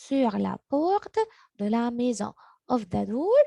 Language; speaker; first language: French; non-native, learner; Arabic